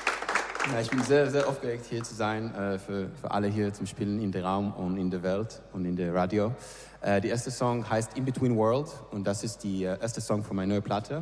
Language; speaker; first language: German; non-native, learner; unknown